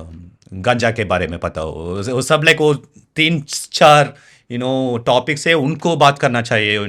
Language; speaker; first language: Hindi; non-native, local second language; Tamil